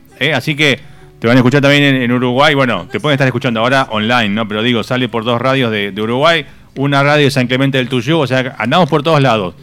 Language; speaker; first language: Spanish; native; Spanish